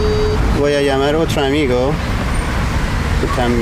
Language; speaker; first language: Spanish; non-native, learner; Persian